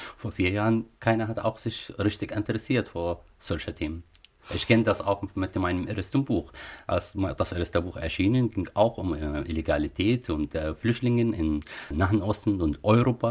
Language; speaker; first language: German; non-native, fluent; Arabic